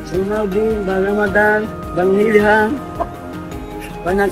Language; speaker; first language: Indonesian; non-native, learner; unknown